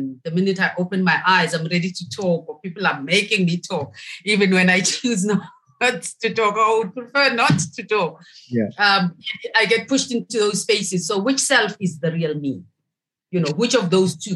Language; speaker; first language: English; non-native, local second language; Zulu